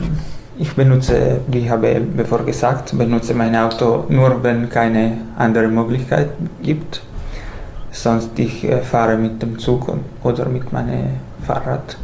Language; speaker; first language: German; non-native, learner; Italian